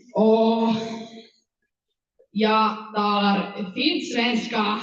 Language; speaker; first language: Swedish; non-native, learner; Finnish